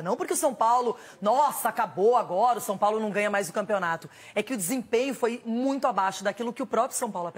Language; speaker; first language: Portuguese; native; Portuguese